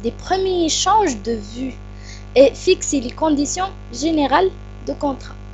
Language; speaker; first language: French; non-native, local second language; Arabic